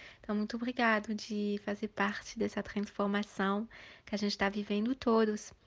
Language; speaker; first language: Portuguese; early bilingual, heritage; Portuguese